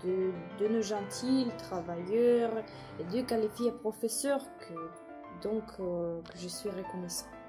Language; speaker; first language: French; non-native, fluent; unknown